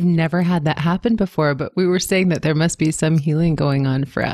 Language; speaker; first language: English; native; English